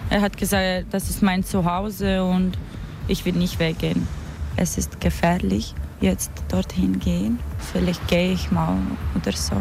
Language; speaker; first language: German; non-native, fluent; Russian